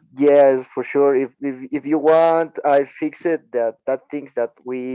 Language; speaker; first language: English; non-native, learner; Spanish